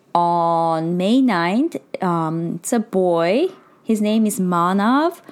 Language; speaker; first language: English; early bilingual, heritage; Japanese